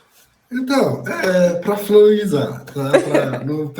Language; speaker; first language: Portuguese; non-native, fluent; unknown